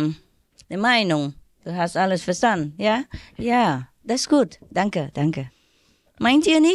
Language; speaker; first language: German; non-native, learner; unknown